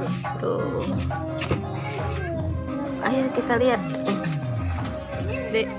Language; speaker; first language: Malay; non-native, local second language; Sundanese